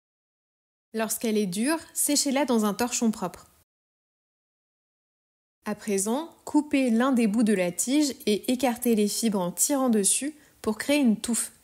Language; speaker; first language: French; native; French